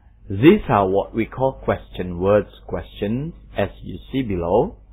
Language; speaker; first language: English; non-native, fluent; Indonesian